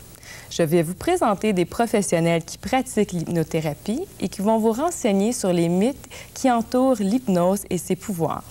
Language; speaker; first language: French; native; French